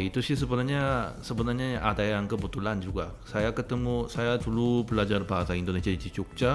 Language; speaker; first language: Indonesian; non-native, fluent; Korean